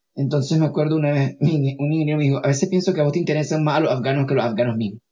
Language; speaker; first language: Spanish; native; Spanish